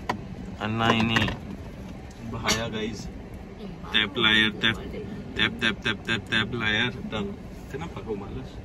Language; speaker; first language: Indonesian; non-native, fluent; Urdu